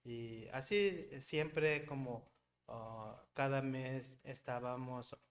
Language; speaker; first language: Spanish; non-native, learner; Korean